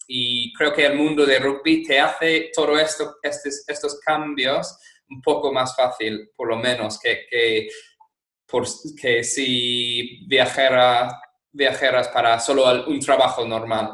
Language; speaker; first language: Spanish; non-native, fluent; English